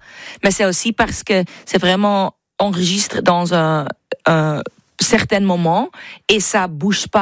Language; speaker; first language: French; non-native, learner; English